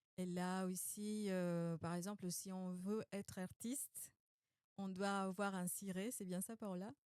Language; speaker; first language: French; non-native, fluent; Spanish